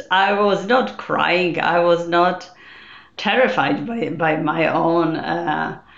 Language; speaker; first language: English; non-native, fluent; Polish